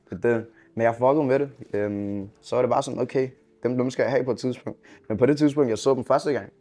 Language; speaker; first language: Danish; early bilingual, other home language; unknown